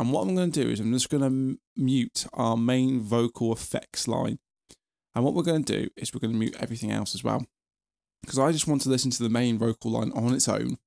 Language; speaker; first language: English; native; English